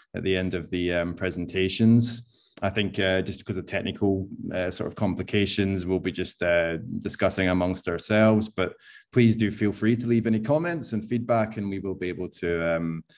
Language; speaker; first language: English; native; English